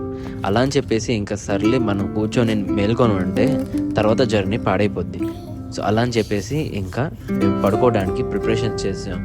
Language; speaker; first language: Telugu; native; Telugu